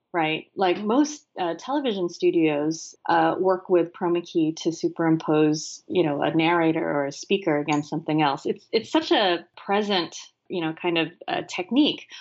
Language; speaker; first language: English; native; English